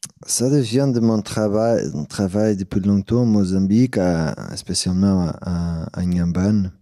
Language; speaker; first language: French; non-native, fluent; Portuguese